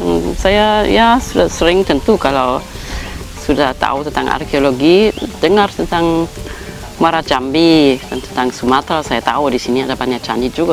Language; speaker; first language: Indonesian; non-native, fluent; German